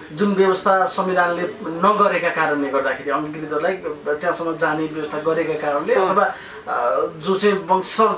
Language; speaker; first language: Nepali; native; Nepali